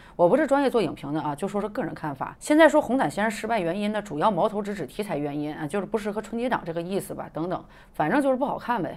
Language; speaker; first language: Chinese; native; Chinese